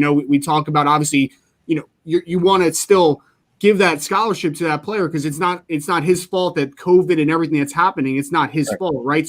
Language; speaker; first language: English; native; English